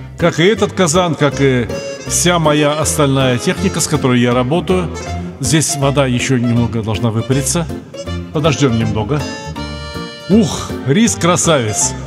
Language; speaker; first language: Russian; native; Russian